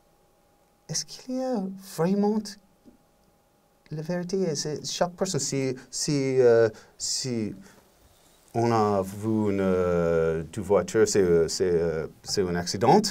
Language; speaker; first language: French; non-native, learner; English